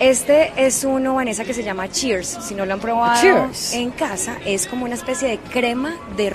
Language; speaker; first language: Spanish; native; Spanish